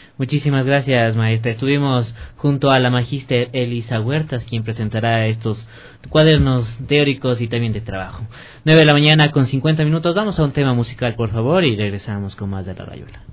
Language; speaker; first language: Spanish; native; Spanish